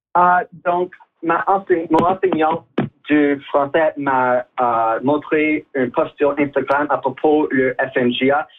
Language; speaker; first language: French; non-native, local second language; English